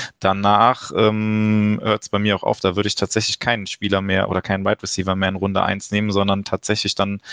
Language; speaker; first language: German; native; German